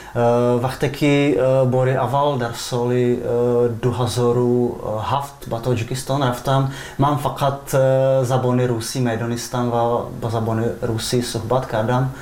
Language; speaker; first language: Tajik; non-native, fluent; Czech